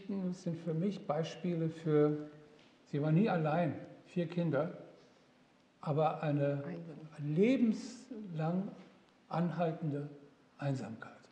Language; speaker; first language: German; native; German